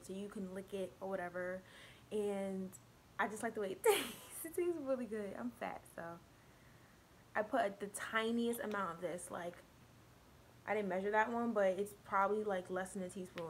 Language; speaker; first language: English; native; English